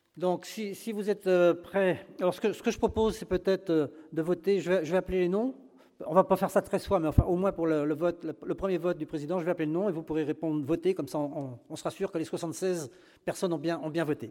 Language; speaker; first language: French; native; French